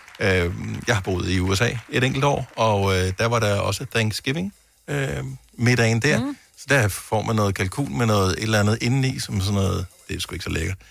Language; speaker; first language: Danish; native; Danish